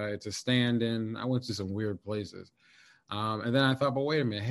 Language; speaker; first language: English; native; English